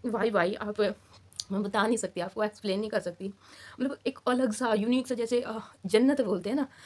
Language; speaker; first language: Hindi; native; Hindi